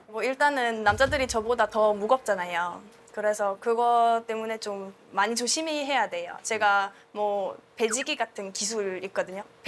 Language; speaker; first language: Korean; non-native, fluent; German